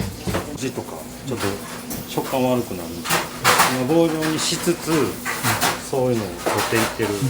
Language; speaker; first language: Japanese; native; Japanese